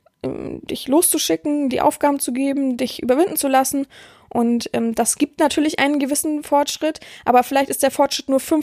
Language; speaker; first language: German; native; German